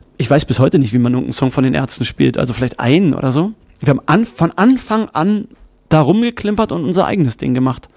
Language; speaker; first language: German; native; German